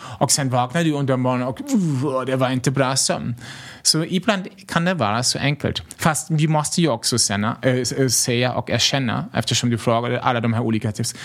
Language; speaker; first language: Swedish; non-native, fluent; German